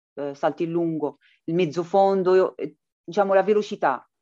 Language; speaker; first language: Italian; non-native, fluent; Arabic